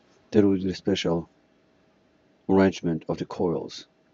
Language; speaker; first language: English; non-native, fluent; Polish